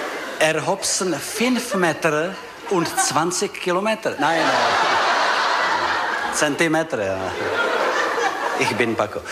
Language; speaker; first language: German; non-native, learner; Czech